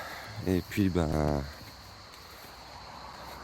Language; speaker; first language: French; native; French